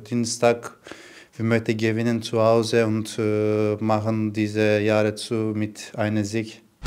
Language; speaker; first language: German; non-native, learner; Turkish